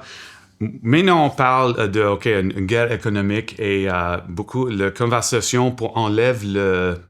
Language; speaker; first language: French; non-native, local second language; English